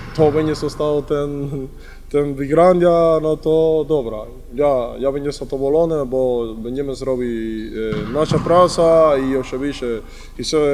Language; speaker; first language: Polish; non-native, learner; Spanish